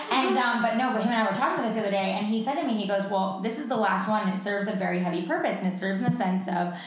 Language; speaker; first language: English; native; English